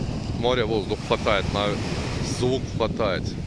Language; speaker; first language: Russian; non-native, learner; Turkish